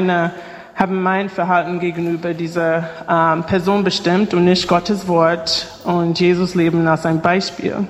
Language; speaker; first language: German; non-native, fluent; English